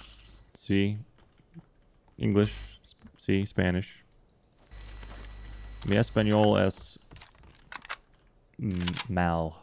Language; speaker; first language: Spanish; non-native, learner; English